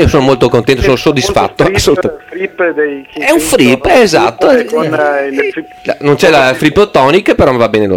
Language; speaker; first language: Italian; native; Italian